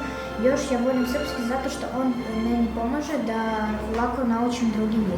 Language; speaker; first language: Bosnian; non-native, learner; Russian